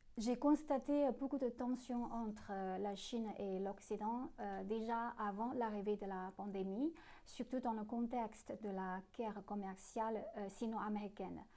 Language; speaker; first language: French; non-native, fluent; Chinese